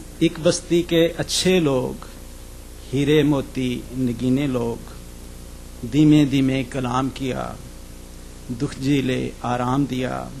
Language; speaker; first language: Urdu; native; Urdu